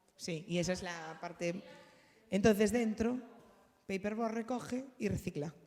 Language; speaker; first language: Spanish; non-native, local second language; Galician